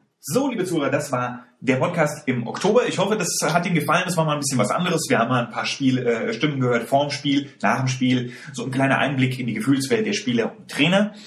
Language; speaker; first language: German; native; German